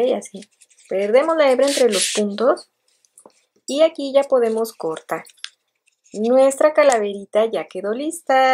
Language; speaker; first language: Spanish; native; Spanish